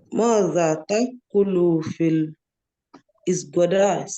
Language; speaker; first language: Arabic; non-native, learner; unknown